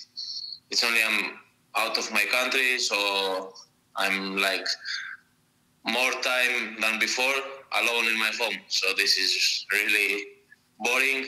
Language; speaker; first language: English; non-native, fluent; Greek